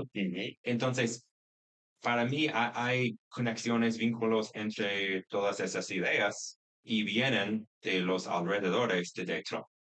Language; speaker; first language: Spanish; non-native, fluent; English